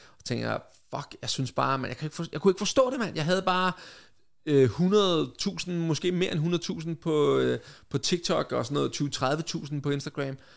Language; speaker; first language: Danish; native; Danish